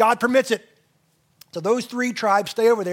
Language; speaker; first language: English; native; English